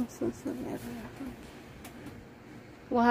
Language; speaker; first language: Arabic; non-native, fluent; Amharic